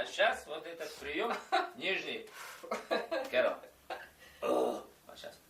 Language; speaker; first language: Russian; non-native, local second language; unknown